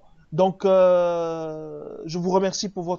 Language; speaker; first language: French; non-native, local second language; Arabic